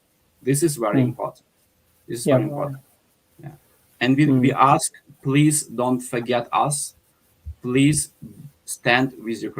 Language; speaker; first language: English; non-native, fluent; Ukrainian